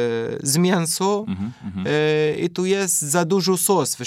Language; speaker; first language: Polish; non-native, learner; Arabic